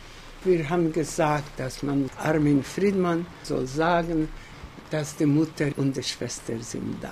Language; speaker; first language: German; non-native, fluent; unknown